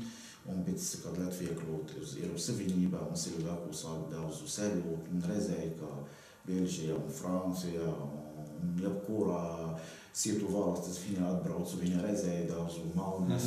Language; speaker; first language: Latvian; non-native, learner; Arabic